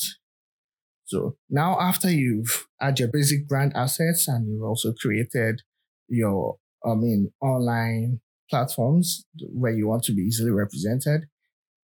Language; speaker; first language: English; non-native, local second language; Yoruba